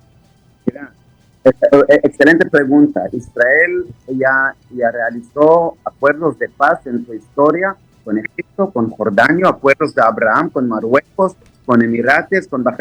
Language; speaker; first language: Spanish; non-native, fluent; Hebrew